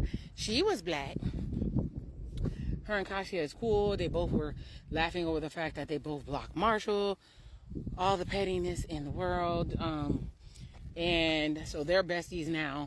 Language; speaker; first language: English; native; English